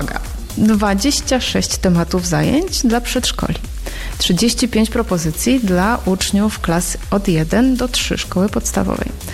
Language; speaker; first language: Polish; native; Polish